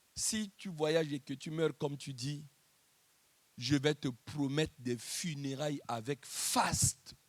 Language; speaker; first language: French; non-native, local second language; Lingala